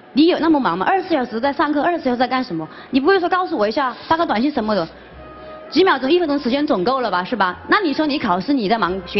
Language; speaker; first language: Chinese; native; Chinese